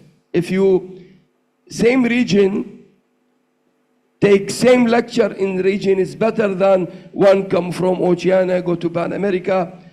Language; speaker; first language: English; non-native, learner; Arabic